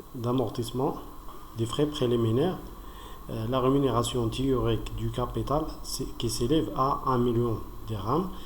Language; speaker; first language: French; non-native, local second language; Arabic